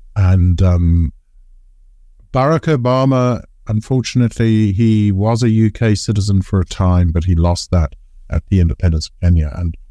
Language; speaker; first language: English; native; English